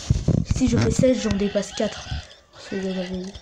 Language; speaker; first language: French; native; French